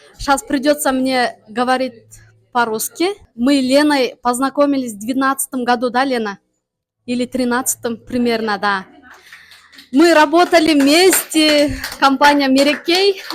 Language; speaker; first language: Russian; non-native, local second language; Kyrgyz